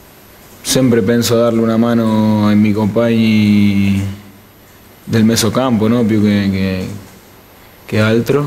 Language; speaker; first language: Italian; non-native, fluent; Spanish